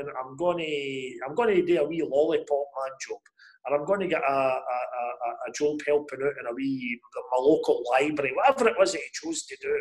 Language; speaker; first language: English; native; English